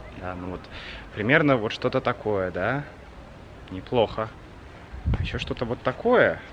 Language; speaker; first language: Russian; native; Russian